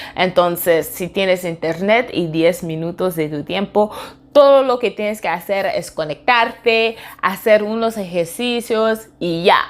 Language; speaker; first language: Spanish; non-native, fluent; French